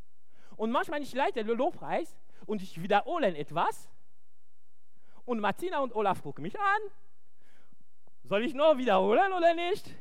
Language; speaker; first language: German; non-native, fluent; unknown